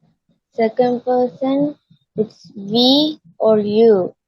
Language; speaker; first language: English; non-native, learner; Tamil